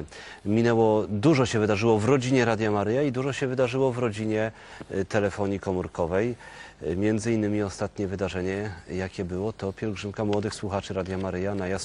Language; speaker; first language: Polish; native; Polish